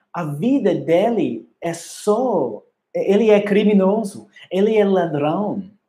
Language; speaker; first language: Portuguese; non-native, learner; English